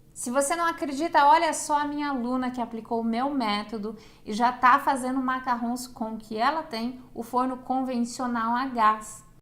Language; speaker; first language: Portuguese; native; Portuguese